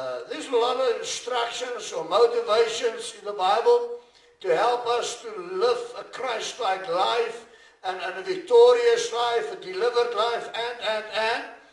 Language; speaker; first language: English; non-native, local second language; Afrikaans